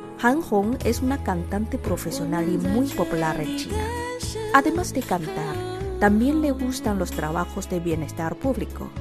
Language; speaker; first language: Spanish; non-native, fluent; Chinese